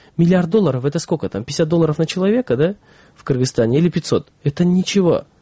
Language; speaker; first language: Russian; non-native, local second language; Kyrgyz